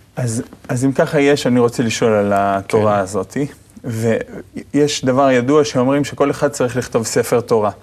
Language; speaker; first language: Hebrew; native; Hebrew